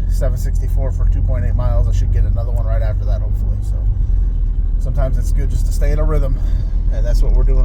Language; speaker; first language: English; native; English